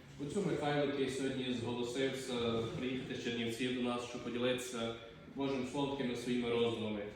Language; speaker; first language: Ukrainian; native; Ukrainian